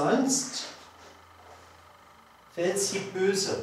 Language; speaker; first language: German; non-native, learner; Polish